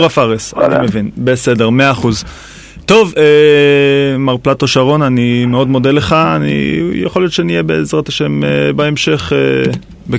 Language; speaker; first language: Hebrew; native; Hebrew